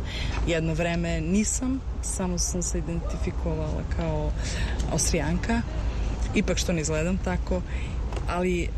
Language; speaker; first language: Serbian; early bilingual, heritage; Romany